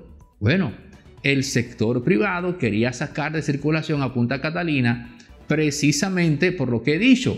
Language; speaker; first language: Spanish; native; Spanish